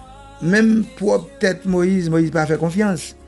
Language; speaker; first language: French; non-native, local second language; Haitian Creole